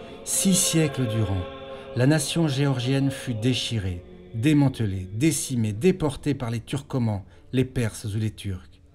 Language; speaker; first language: French; native; French